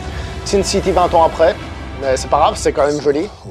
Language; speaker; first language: French; native; French